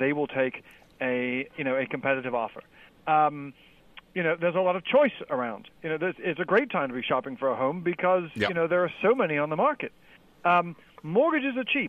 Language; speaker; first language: English; native; English